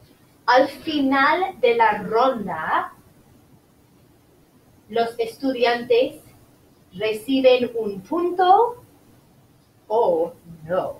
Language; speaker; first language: Spanish; non-native, learner; English